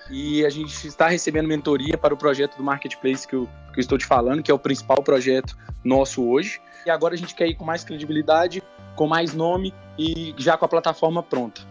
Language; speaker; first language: Portuguese; native; Portuguese